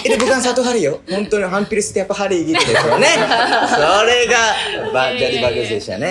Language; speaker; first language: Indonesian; non-native, learner; Japanese